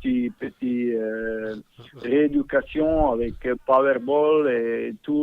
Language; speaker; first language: French; non-native, fluent; Bosnian